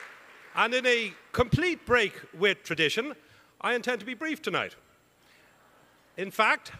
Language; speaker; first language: English; native; English